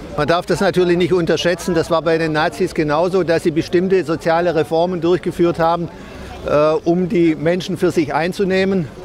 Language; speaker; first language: German; native; German